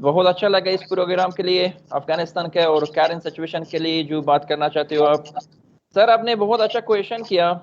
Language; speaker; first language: Hindi; non-native, fluent; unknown